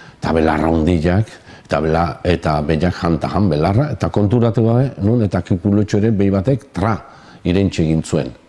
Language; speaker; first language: Basque; native; Basque